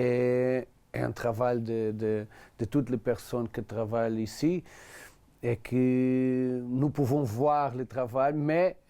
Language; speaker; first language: French; non-native, learner; Portuguese